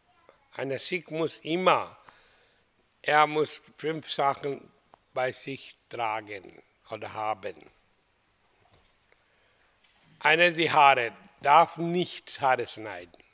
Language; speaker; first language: German; non-native, fluent; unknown